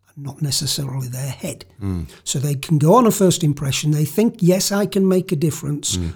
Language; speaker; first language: English; native; English